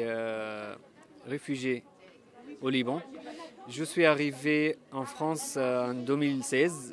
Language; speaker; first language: French; non-native, fluent; Arabic